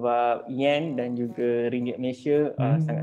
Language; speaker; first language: Malay; native; Malay